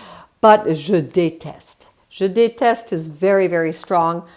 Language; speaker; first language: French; non-native, fluent; English